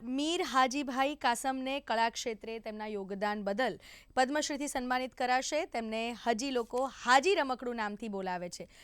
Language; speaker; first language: Gujarati; native; Gujarati